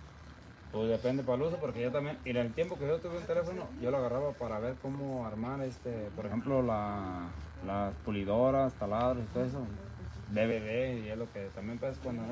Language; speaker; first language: Spanish; native; Spanish